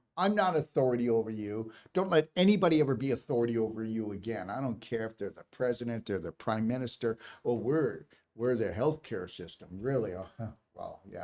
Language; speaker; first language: English; native; English